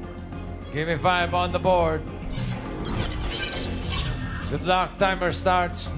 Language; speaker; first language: English; non-native, local second language; Filipino